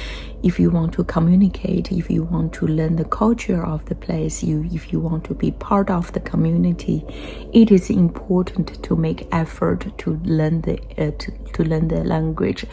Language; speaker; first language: English; non-native, fluent; Chinese